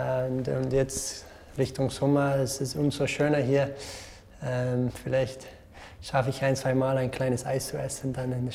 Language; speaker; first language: German; non-native, fluent; English